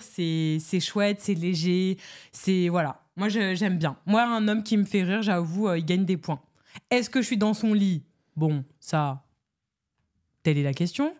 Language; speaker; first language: French; native; French